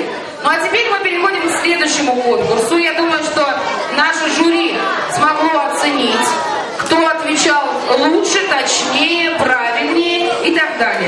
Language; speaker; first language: Russian; native; Russian